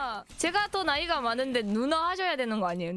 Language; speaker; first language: Korean; non-native, fluent; Japanese